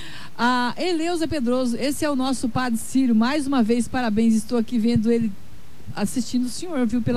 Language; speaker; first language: Portuguese; native; Portuguese